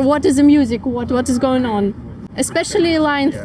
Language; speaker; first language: English; non-native, learner; Russian